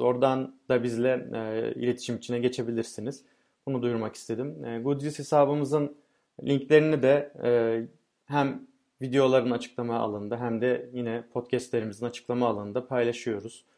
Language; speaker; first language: Turkish; native; Turkish